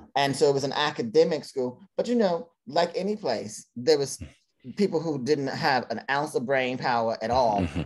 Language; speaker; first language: English; native; English